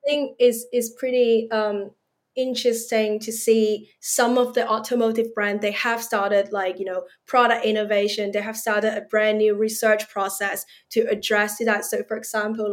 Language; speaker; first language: English; non-native, local second language; Cantonese